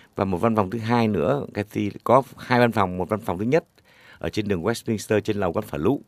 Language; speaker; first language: Vietnamese; native; Vietnamese